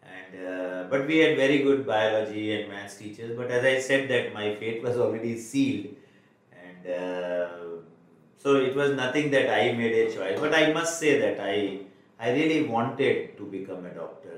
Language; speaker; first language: English; non-native, local second language; Marwari